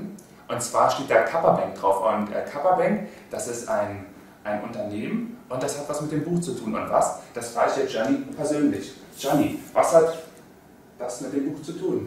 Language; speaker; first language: German; native; German